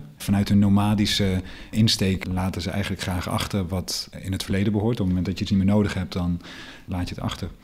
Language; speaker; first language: Dutch; native; Dutch